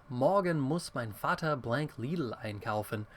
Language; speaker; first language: German; non-native, fluent; English